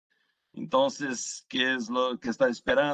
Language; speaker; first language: Spanish; non-native, fluent; Portuguese